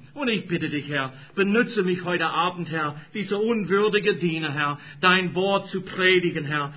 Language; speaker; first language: German; non-native, fluent; English